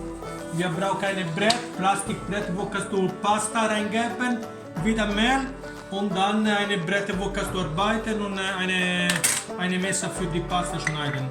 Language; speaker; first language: German; non-native, learner; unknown